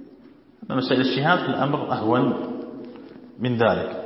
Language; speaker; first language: Arabic; native; Arabic